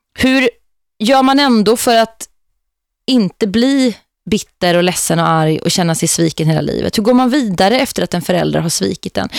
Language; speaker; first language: Swedish; native; Swedish